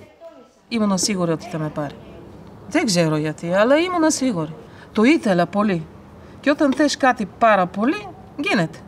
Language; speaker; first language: Greek; non-native, fluent; Bulgarian